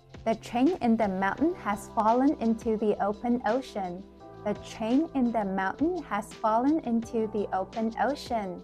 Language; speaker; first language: English; non-native, fluent; Chinese